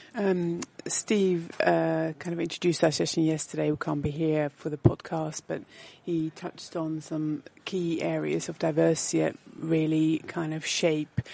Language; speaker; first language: English; non-native, fluent; Dutch